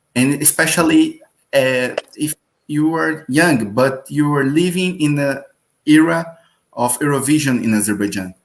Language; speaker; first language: English; non-native, learner; Portuguese